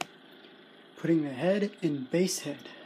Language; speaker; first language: English; native; English